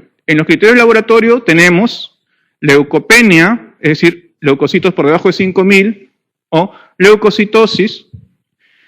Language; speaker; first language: Spanish; native; Spanish